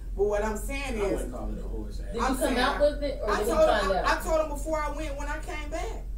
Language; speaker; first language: English; native; English